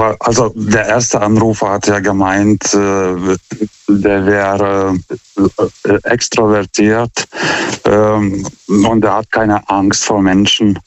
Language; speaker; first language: German; non-native, fluent; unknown